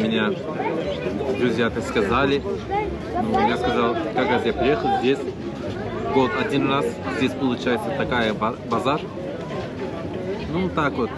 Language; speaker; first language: Russian; non-native, learner; Turkish